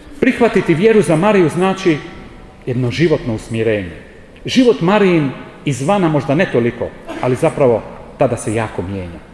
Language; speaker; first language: Croatian; native; Croatian